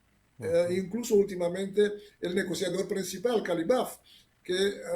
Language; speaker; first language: Spanish; non-native, fluent; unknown